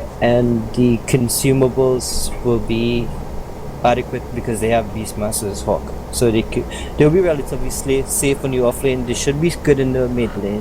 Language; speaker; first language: English; native; English